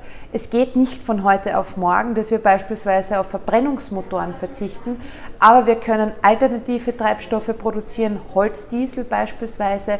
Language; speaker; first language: German; native; German